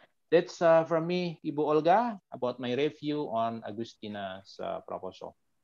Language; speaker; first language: English; non-native, fluent; Indonesian